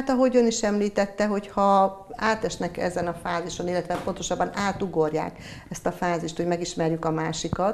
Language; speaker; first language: Hungarian; native; Hungarian